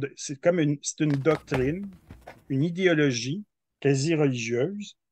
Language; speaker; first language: French; native; French